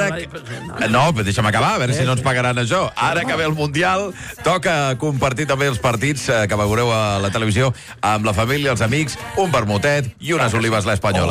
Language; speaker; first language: Catalan; native; Catalan